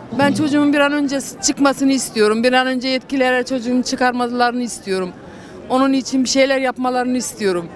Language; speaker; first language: Turkish; non-native, local second language; Kurdish